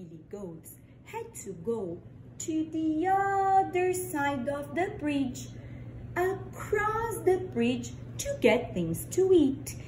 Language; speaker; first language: English; non-native, fluent; Portuguese